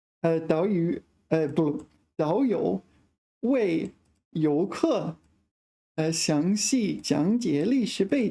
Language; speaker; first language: Chinese; non-native, fluent; English